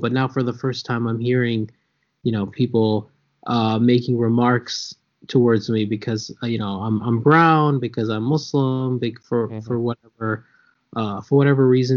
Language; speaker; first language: English; native; English